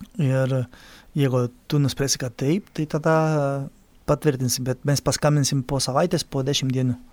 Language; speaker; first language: Lithuanian; non-native, fluent; Spanish